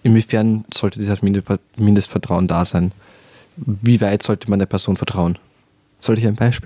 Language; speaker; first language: German; native; German